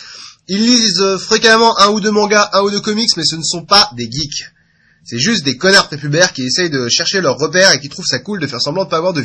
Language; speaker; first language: French; native; French